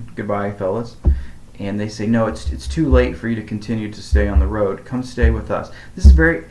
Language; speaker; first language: English; native; English